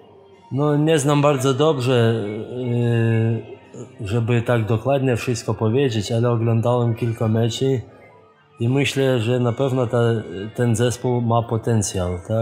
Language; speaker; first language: Polish; non-native, fluent; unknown